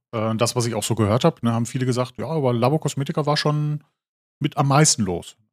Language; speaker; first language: German; native; German